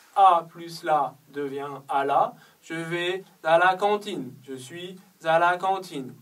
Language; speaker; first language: French; non-native, fluent; Chinese